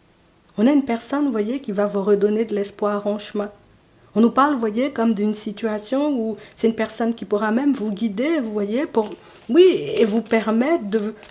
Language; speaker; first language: French; native; French